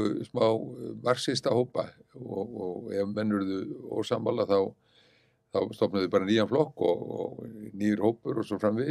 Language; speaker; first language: Icelandic; native; Icelandic